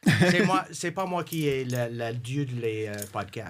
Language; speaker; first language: French; non-native, local second language; English